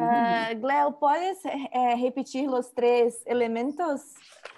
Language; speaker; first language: Spanish; non-native, learner; Portuguese